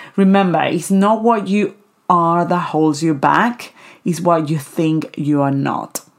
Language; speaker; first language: English; non-native, fluent; Spanish